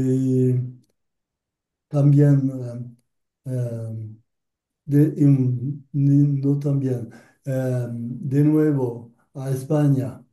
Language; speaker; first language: Spanish; non-native, learner; French